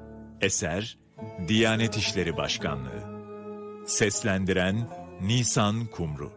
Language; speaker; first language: Turkish; native; Turkish